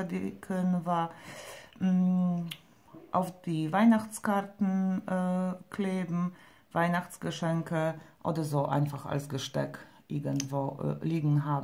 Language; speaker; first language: German; non-native, fluent; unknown